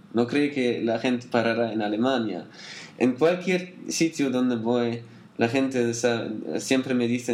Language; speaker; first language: Spanish; non-native, learner; German